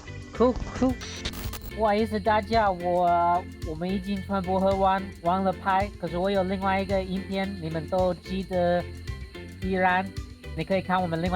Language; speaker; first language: Chinese; non-native, fluent; English